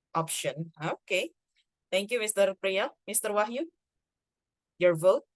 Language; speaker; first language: English; non-native, fluent; Indonesian